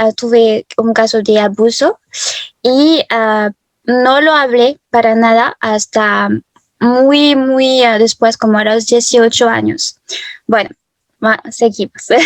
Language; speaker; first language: Spanish; early bilingual, heritage; Spanish